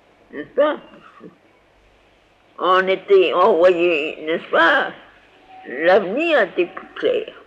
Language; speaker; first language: French; native; French